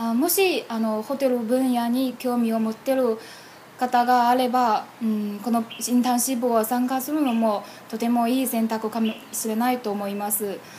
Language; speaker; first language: Japanese; non-native, fluent; Chinese